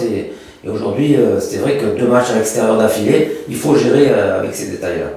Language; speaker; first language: French; native; French